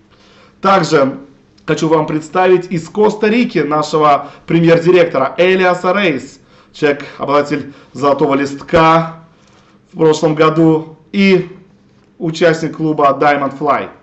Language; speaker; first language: Russian; native; Russian